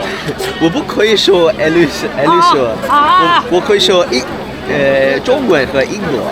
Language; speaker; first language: Chinese; non-native, learner; English